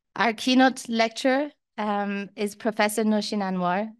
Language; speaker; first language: English; early bilingual, other home language; Persian